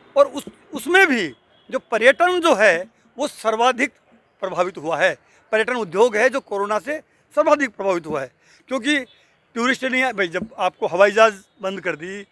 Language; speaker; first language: Hindi; native; Hindi